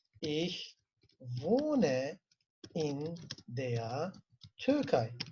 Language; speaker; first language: German; non-native, fluent; Turkish